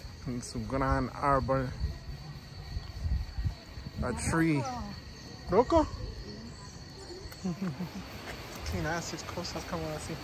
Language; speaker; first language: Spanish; non-native, learner; English